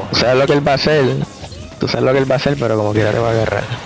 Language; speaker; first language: Spanish; native; Spanish